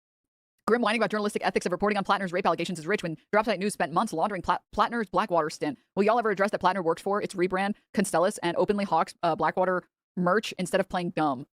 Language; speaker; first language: English; native; English